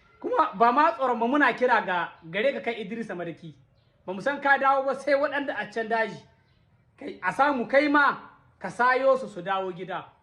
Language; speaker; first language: Hausa; native; Hausa